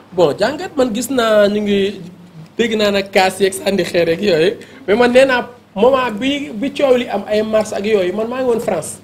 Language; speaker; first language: Wolof; non-native, local second language; Fula